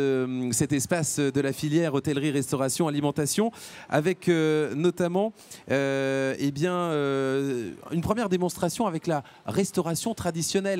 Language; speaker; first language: French; native; French